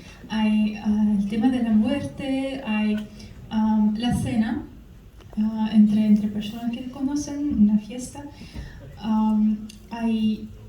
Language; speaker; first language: Spanish; non-native, fluent; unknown